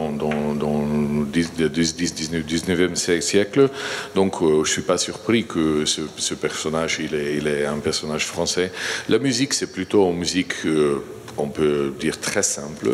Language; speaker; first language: French; non-native, fluent; Slovenian